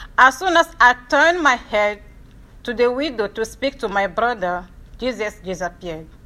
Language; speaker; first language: English; non-native, fluent; Ewe